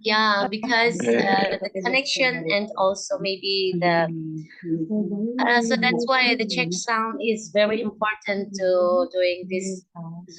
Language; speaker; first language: English; non-native, learner; Indonesian